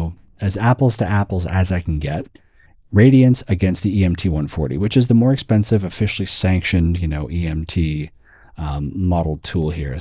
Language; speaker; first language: English; native; English